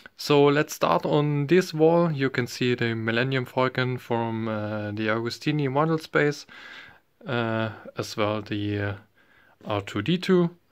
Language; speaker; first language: English; non-native, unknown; German